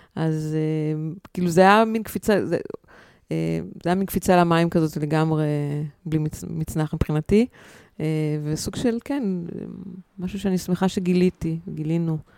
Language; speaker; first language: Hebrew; native; Hebrew